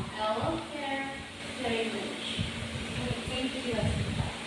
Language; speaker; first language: English; non-native, learner; Indonesian